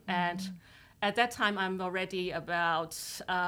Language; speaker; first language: English; non-native, local second language; Cantonese